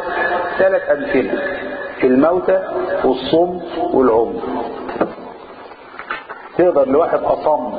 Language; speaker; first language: Arabic; native; Arabic